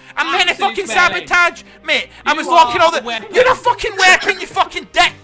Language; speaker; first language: English; native; English